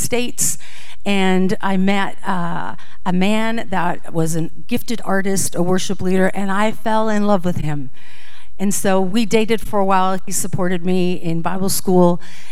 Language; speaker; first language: English; early bilingual, other home language; Dutch